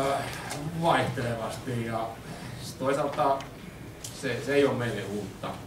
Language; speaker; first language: Finnish; native; Finnish